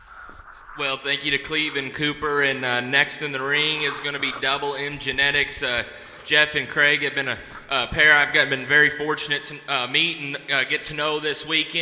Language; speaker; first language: English; native; English